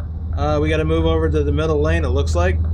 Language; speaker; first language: English; native; English